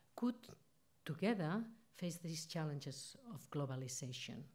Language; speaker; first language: English; non-native, fluent; Spanish